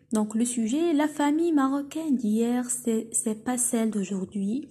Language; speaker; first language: French; non-native, local second language; Arabic